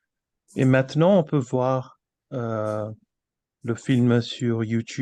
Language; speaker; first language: French; non-native, fluent; Bangla